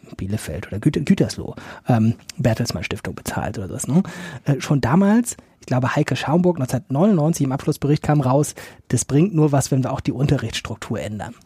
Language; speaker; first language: German; non-native, fluent; Danish